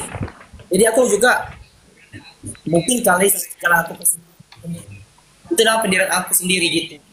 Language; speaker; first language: Indonesian; native; Indonesian